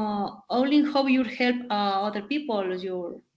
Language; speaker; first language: English; non-native, learner; Spanish